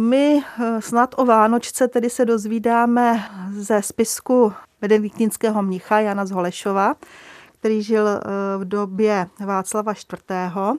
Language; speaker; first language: Czech; native; Czech